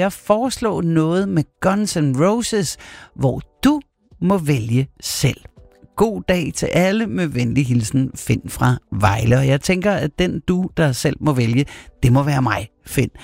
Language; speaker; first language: Danish; native; Danish